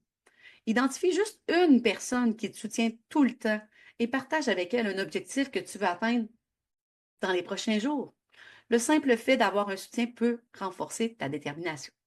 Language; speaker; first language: French; native; French